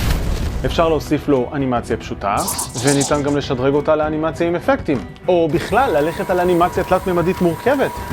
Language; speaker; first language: Hebrew; native; Hebrew